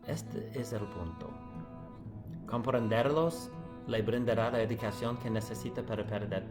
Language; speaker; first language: Spanish; non-native, fluent; English